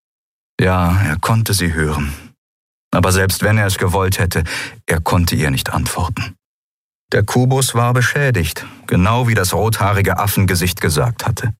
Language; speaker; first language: German; native; German